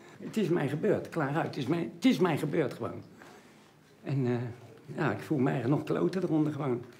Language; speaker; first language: Dutch; native; Dutch